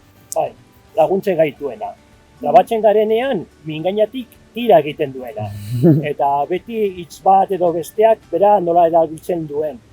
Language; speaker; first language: Basque; non-native, fluent; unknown